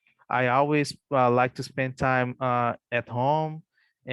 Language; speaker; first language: English; non-native, fluent; Portuguese